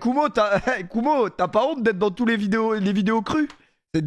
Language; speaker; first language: French; native; French